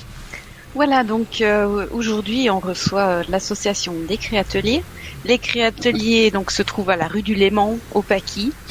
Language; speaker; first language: French; native; French